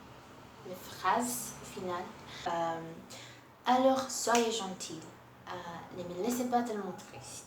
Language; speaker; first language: French; non-native, learner; Portuguese